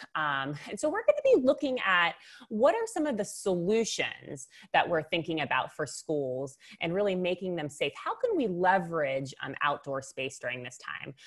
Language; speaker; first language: English; native; English